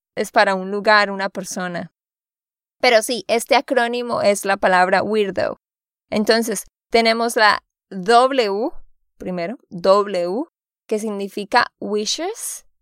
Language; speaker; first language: Spanish; native; Spanish